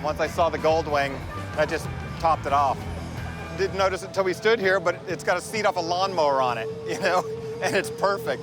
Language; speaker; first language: English; native; English